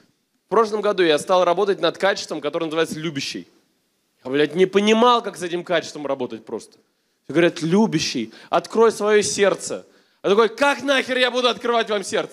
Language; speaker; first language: Russian; native; Russian